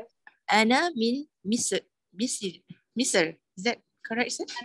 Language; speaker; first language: English; non-native, learner; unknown